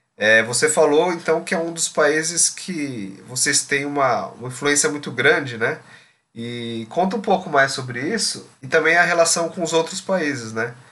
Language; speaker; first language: Portuguese; native; Portuguese